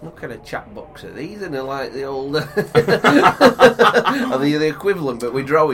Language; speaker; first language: English; native; English